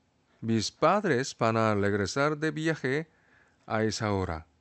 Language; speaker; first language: Spanish; non-native, fluent; Korean